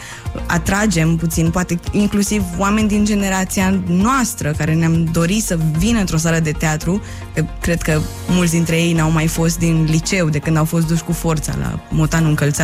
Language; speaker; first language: Romanian; native; Romanian